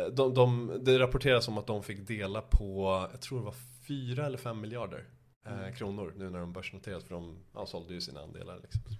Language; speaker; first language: Swedish; early bilingual, other home language; Persian